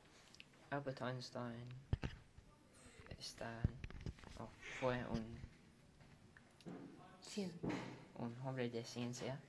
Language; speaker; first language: Spanish; non-native, learner; English